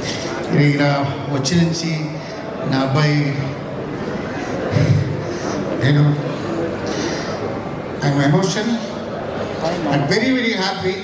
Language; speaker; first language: Telugu; non-native, learner; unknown